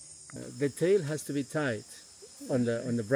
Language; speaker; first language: English; non-native, fluent; Spanish